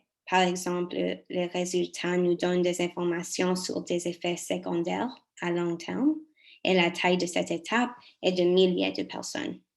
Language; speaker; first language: French; non-native, local second language; English